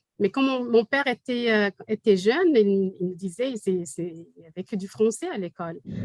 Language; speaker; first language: French; non-native, local second language; Arabic